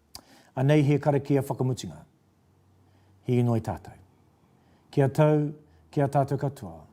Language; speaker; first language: Māori; non-native, local second language; English